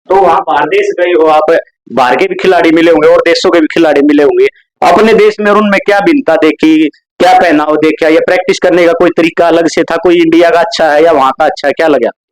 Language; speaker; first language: Hindi; native; Hindi